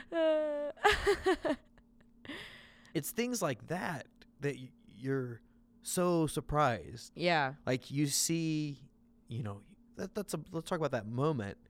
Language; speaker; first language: English; native; English